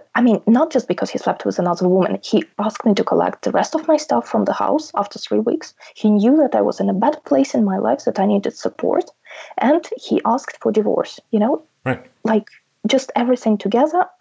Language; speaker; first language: English; non-native, fluent; Russian